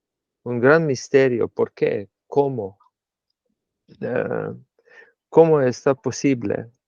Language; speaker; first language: Spanish; non-native, fluent; Slovenian